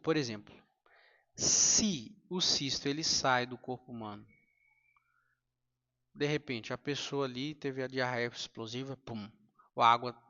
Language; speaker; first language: Portuguese; native; Portuguese